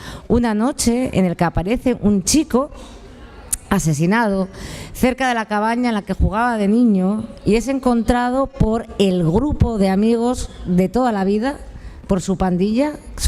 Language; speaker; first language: Spanish; native; Spanish